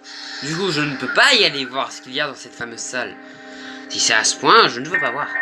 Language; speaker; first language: French; native; French